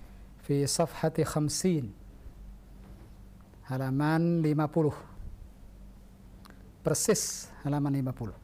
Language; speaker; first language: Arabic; non-native, fluent; Indonesian